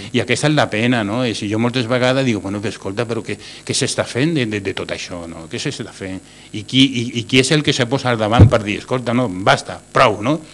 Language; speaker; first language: Catalan; non-native, local second language; Spanish